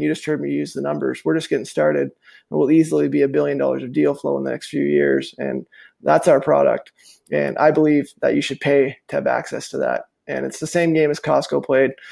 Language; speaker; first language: English; native; English